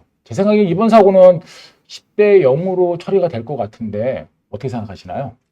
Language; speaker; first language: Korean; native; Korean